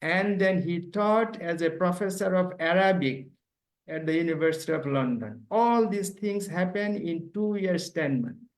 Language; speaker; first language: English; non-native, local second language; Bangla